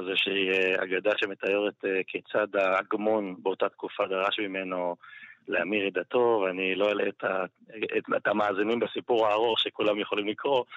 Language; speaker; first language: Hebrew; non-native, fluent; French